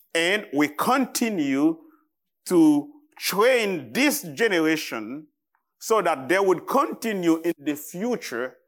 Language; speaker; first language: English; non-native, fluent; Haitian Creole